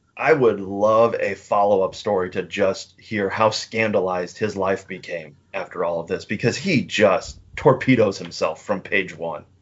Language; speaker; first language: English; native; English